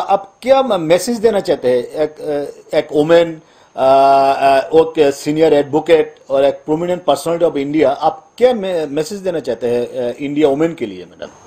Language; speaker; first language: Hindi; non-native, local second language; Bangla